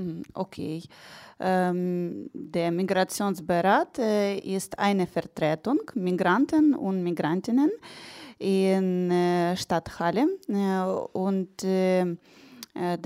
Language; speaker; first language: German; non-native, learner; Ukrainian